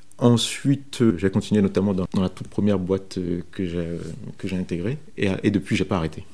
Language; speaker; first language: French; non-native, local second language; Fon